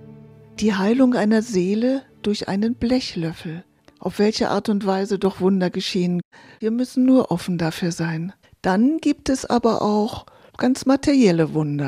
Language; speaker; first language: German; native; German